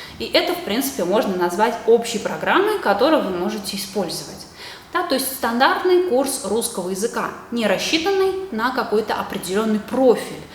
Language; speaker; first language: Russian; native; Russian